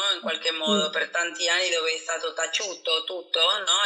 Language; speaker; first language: Italian; non-native, fluent; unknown